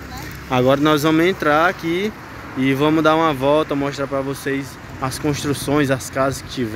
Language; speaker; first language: Portuguese; native; Portuguese